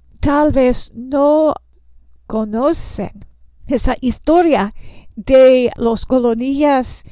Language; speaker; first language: Spanish; non-native, learner; English